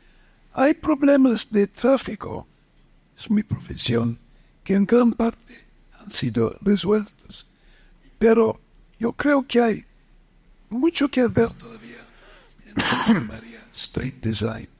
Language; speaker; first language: Spanish; non-native, fluent; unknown